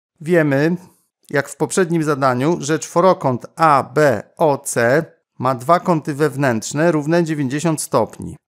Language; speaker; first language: Polish; native; Polish